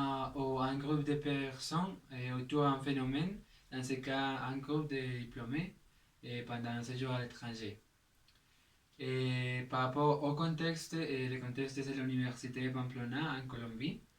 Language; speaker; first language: French; non-native, learner; Spanish